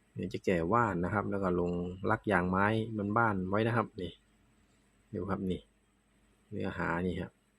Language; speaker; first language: Thai; non-native, local second language; Northeastern Thai